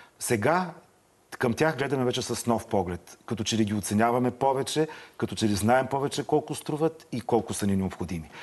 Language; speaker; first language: Bulgarian; native; Bulgarian